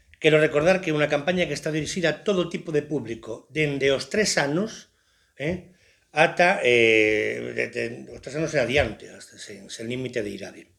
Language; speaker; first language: Galician; non-native, local second language; Spanish